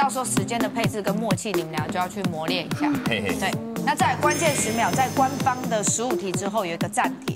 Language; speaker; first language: Chinese; native; Chinese